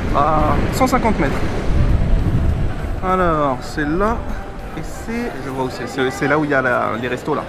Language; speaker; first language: French; native; French